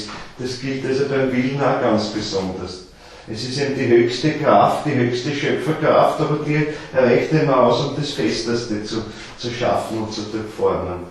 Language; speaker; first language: German; native; German